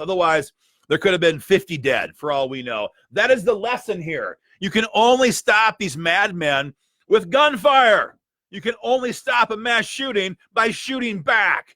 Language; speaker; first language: English; native; English